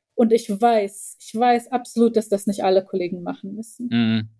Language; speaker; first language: German; early bilingual, heritage; Bosnian